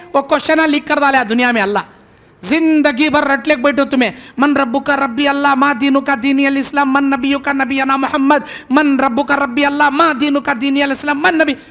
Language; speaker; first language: Hindi; native; Hindi